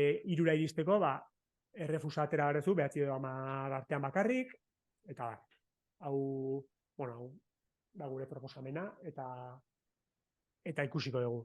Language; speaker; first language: Basque; native; Basque